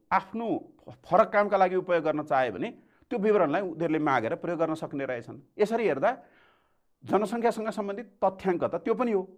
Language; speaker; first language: Nepali; native; Nepali